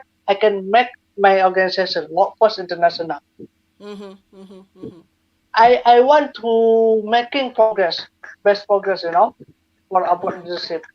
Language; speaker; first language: English; non-native, learner; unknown